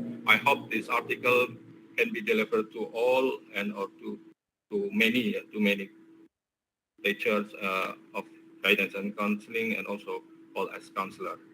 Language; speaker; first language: English; non-native, learner; Indonesian